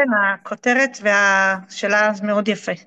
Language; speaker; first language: Hebrew; native; Hebrew